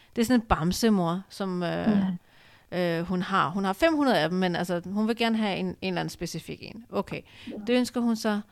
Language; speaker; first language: Danish; early bilingual, other home language; Urdu